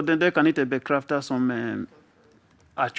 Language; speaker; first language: Swedish; non-native, fluent; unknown